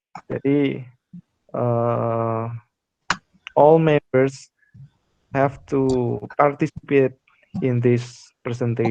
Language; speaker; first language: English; non-native, fluent; Indonesian